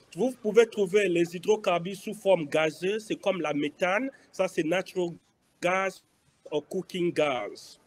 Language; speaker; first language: French; non-native, local second language; Lingala